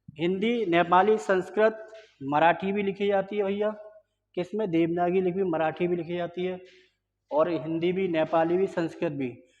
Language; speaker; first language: Hindi; native; Hindi